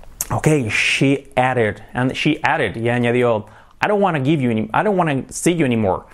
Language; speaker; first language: English; non-native, fluent; Spanish